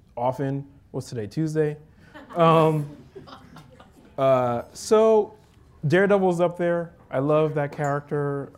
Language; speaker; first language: English; early bilingual, other home language; Haitian Creole